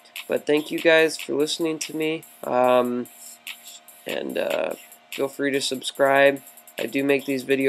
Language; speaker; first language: English; native; English